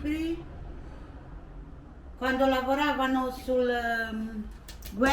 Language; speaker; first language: Italian; non-native, learner; Romanian